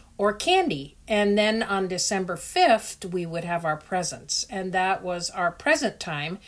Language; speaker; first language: English; early bilingual, other home language; Dutch